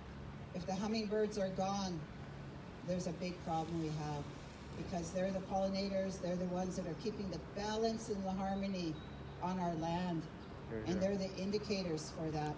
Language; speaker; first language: English; native; English